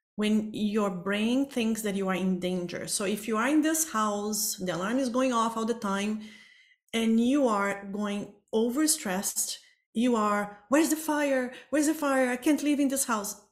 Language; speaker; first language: English; non-native, fluent; Portuguese